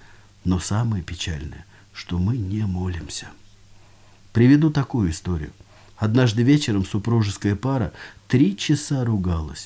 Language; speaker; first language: Russian; native; Russian